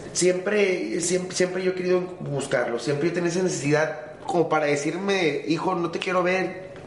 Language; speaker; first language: Spanish; native; Spanish